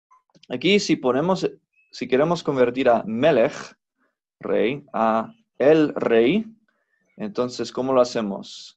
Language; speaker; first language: Spanish; non-native, fluent; English